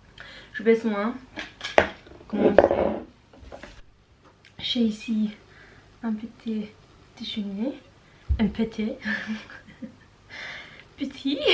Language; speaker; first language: French; non-native, learner; Norwegian